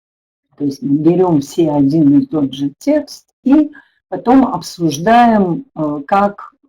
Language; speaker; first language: Russian; native; Russian